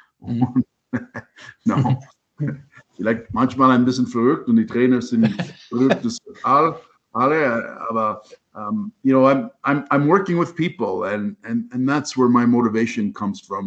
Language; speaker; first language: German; non-native, learner; English